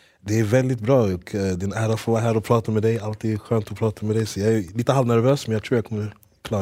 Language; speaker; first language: Swedish; early bilingual, other home language; English